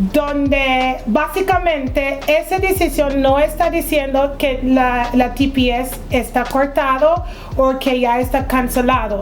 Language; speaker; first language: Spanish; non-native, fluent; English